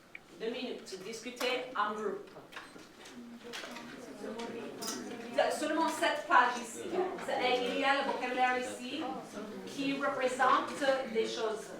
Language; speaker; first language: French; non-native, fluent; English